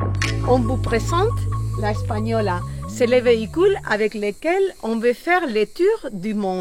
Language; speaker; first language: French; non-native, learner; Spanish